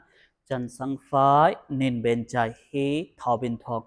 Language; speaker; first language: Vietnamese; non-native, learner; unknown